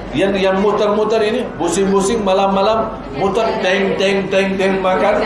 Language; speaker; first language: Malay; non-native, fluent; Arabic